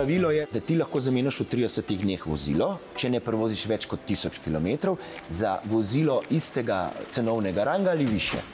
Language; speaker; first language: Slovenian; native; Slovenian